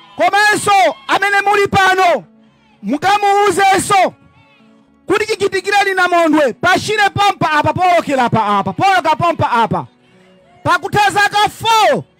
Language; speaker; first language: Nyanja; native; Nyanja